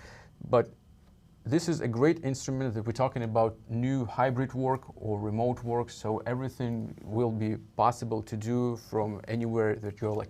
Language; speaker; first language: English; non-native, fluent; Russian